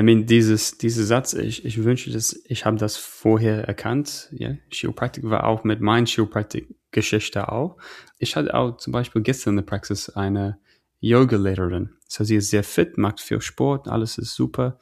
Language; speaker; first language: German; non-native, fluent; English